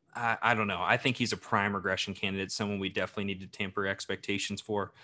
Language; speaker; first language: English; native; English